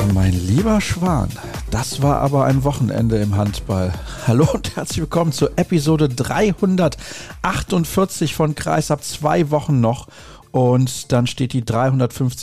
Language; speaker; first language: German; native; German